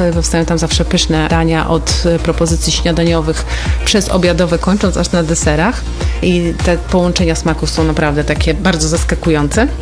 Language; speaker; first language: Polish; native; Polish